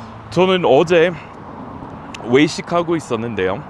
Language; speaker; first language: Korean; non-native, fluent; English